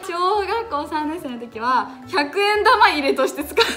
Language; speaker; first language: Japanese; native; Japanese